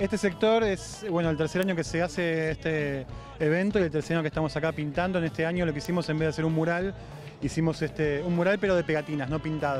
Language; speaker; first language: Spanish; native; Spanish